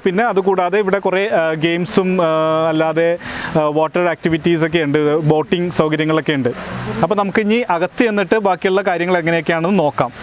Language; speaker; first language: Malayalam; native; Malayalam